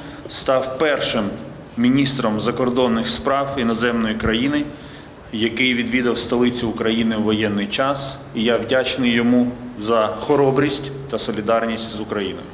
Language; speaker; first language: Ukrainian; native; Ukrainian